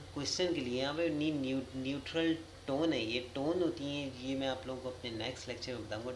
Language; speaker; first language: Urdu; native; Urdu